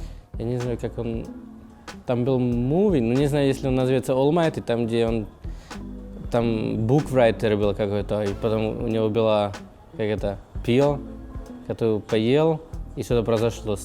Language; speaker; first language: Russian; non-native, learner; Slovak